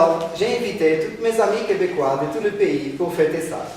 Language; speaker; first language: French; non-native, learner; Spanish